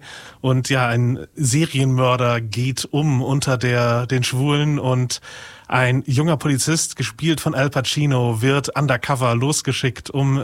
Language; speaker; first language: German; native; German